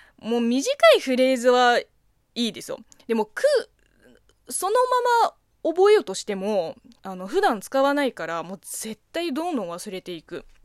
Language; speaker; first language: Japanese; non-native, fluent; Chinese